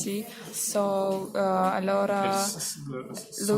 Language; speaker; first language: Italian; non-native, learner; Russian